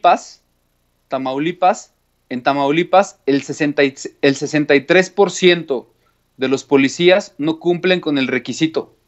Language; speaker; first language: Spanish; native; Spanish